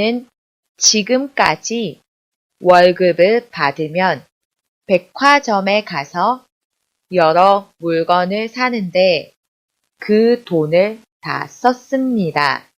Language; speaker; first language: Korean; non-native, fluent; Chinese